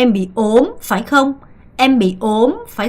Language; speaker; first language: Vietnamese; non-native, fluent; Korean